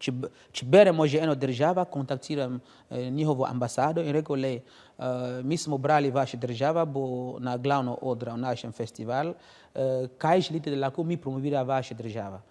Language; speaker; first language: Slovenian; non-native, learner; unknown